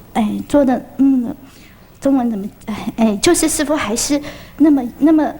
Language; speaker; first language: Chinese; early bilingual, heritage; Chinese